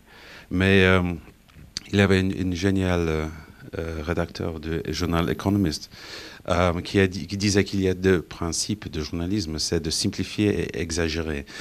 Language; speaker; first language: French; non-native, fluent; English